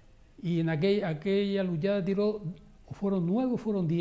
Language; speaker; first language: Spanish; native; Spanish